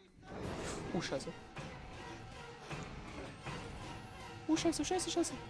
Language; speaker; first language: German; native; German